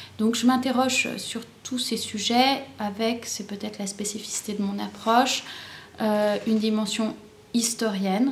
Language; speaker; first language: French; native; French